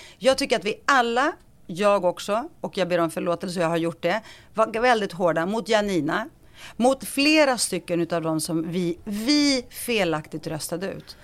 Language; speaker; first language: Swedish; early bilingual, other home language; Greek